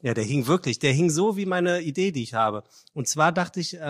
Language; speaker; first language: German; native; German